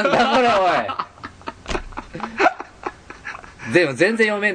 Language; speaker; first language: Japanese; native; Japanese